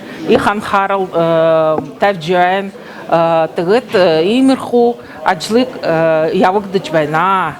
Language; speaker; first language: Mongolian; non-native, fluent; Russian